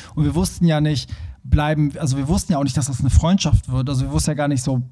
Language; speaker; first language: German; early bilingual, other home language; Persian